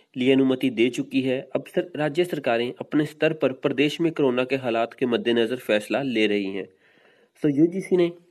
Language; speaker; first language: Hindi; non-native, local second language; Punjabi